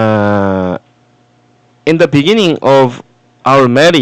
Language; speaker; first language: English; non-native, fluent; Korean